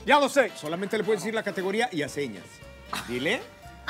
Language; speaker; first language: Spanish; native; Spanish